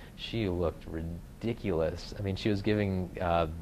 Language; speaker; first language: English; native; English